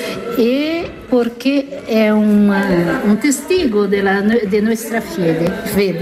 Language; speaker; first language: Spanish; non-native, learner; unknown